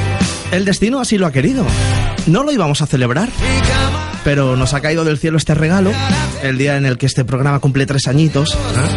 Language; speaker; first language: Spanish; native; Spanish